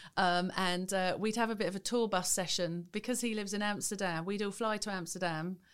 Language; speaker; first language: English; native; English